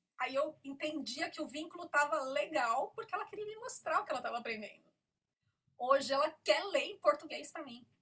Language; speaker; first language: Portuguese; native; Portuguese